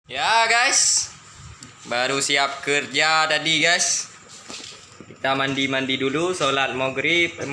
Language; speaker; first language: Malay; non-native, local second language; Achinese